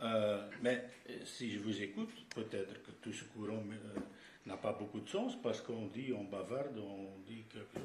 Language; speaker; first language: French; non-native, fluent; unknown